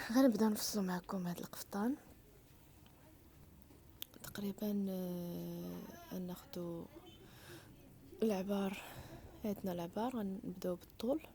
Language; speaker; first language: Arabic; native; Arabic